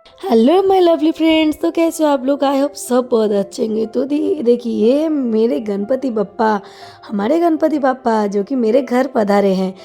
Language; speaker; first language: Hindi; non-native, local second language; Bangla